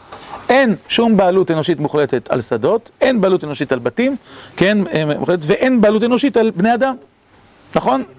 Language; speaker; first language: Hebrew; native; Hebrew